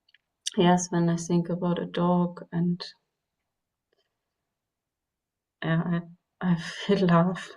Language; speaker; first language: English; non-native, fluent; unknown